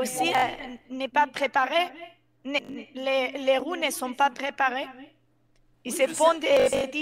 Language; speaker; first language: French; non-native, fluent; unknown